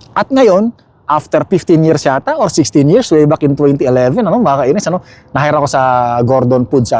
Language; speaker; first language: Filipino; native; Filipino